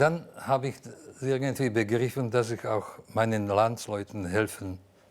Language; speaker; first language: German; non-native, fluent; Slovak